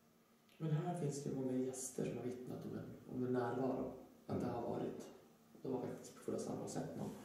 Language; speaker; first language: Swedish; native; Swedish